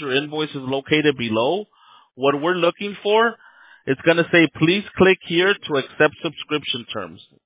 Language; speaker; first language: English; early bilingual, other home language; Spanish